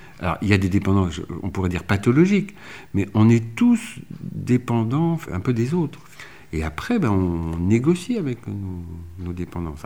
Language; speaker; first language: French; native; French